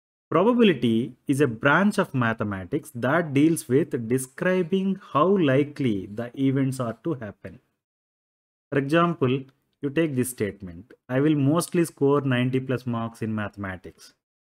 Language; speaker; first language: English; non-native, local second language; Telugu